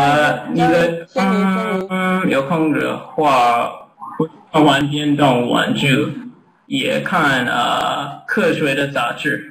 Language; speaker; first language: Chinese; non-native, learner; English